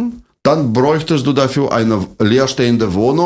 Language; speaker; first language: German; non-native, fluent; Russian